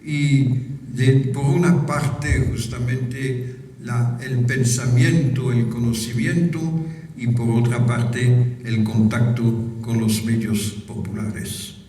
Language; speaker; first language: Spanish; non-native, fluent; French